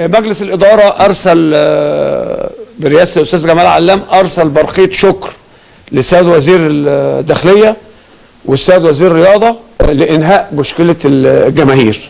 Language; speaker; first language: Arabic; native; Arabic